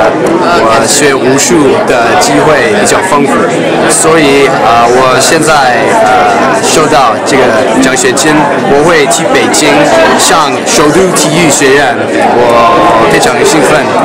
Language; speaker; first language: Chinese; non-native, learner; English